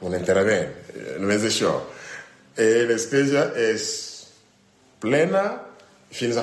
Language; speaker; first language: Catalan; non-native, learner; French